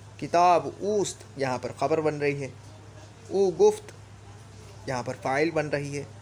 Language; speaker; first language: Urdu; native; Urdu